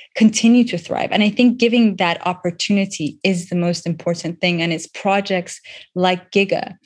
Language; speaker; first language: English; non-native, local second language; Persian